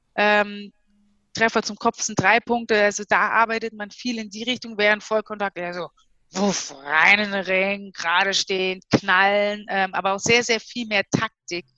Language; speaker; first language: German; native; German